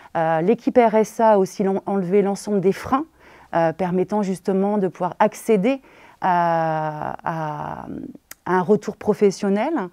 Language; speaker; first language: French; native; French